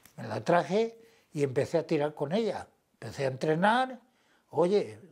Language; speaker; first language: Spanish; native; Spanish